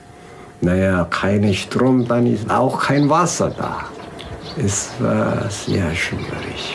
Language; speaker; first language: German; non-native, fluent; Korean